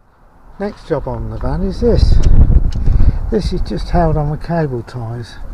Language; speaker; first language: English; native; English